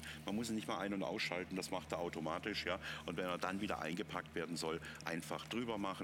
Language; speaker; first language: German; native; German